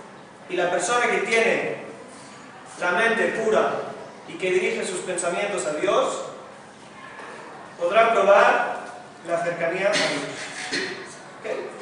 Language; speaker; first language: Spanish; non-native, fluent; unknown